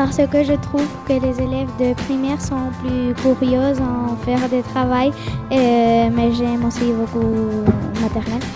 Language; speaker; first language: French; non-native, learner; Spanish